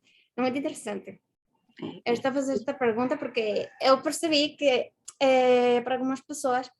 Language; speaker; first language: Portuguese; non-native, fluent; Spanish